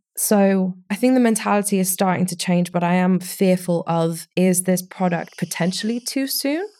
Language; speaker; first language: English; early bilingual, other home language; Romanian